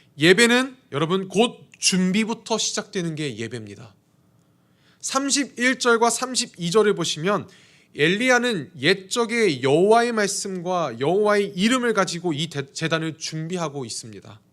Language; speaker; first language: Korean; native; Korean